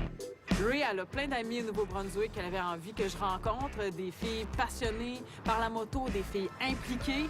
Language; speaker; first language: French; native; French